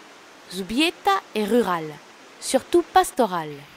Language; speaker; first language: French; native; French